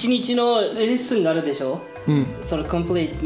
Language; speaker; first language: Japanese; non-native, learner; French